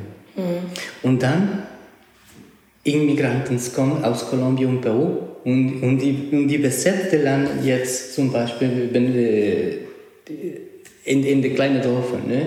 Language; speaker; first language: German; non-native, learner; Spanish